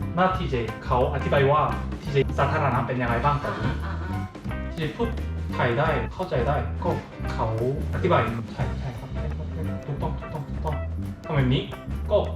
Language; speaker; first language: Thai; non-native, learner; Korean